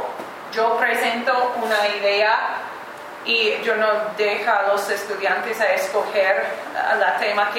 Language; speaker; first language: Spanish; non-native, fluent; English